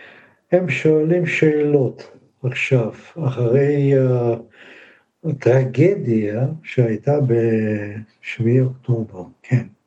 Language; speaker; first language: Hebrew; non-native, learner; Russian